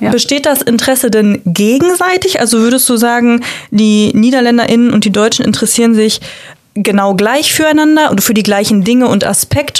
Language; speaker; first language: German; native; German